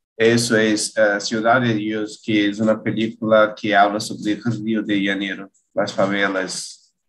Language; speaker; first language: Spanish; non-native, learner; Portuguese